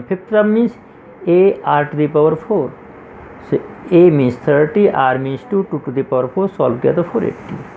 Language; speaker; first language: Hindi; native; Hindi